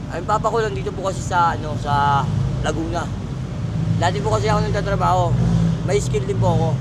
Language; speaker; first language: Filipino; non-native, local second language; Cebuano